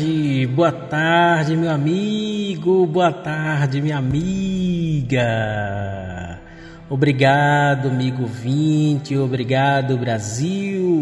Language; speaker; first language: Portuguese; native; Portuguese